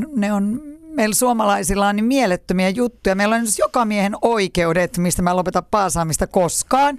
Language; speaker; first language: Finnish; native; Finnish